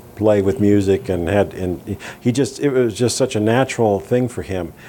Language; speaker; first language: English; native; English